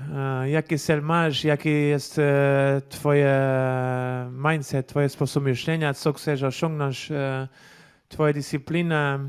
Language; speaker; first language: Polish; non-native, learner; Portuguese